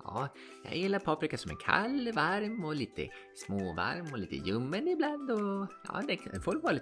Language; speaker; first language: Swedish; native; Swedish